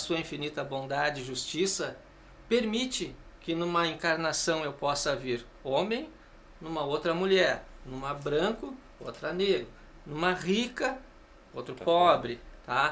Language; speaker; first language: Portuguese; native; Portuguese